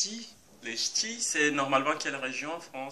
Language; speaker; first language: French; non-native, fluent; Portuguese